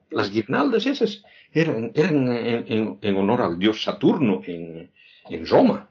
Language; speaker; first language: Spanish; native; Spanish